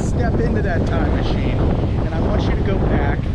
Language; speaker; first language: English; native; English